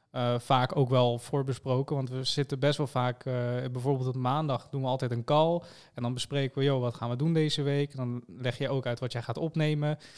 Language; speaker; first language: Dutch; native; Dutch